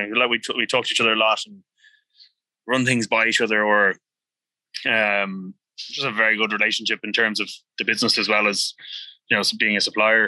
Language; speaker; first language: English; native; English